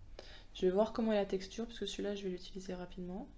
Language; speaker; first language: French; native; French